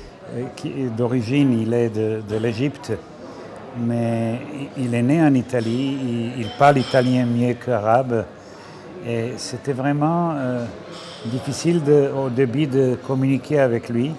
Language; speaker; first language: French; non-native, fluent; Serbian